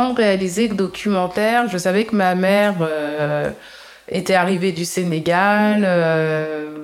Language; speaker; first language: French; native; French